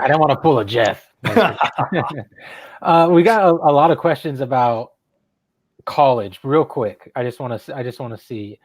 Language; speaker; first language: English; native; English